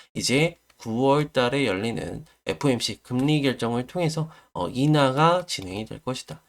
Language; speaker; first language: Korean; native; Korean